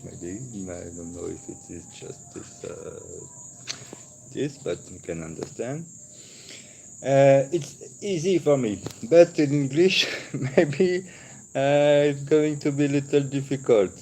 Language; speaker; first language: English; non-native, learner; French